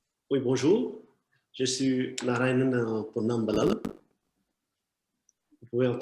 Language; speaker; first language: French; non-native, learner; Tamil